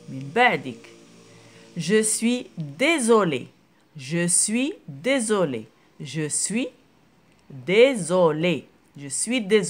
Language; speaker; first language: French; non-native, local second language; Arabic